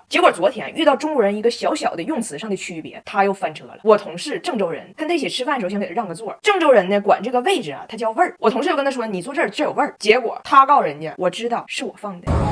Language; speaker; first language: Chinese; native; Chinese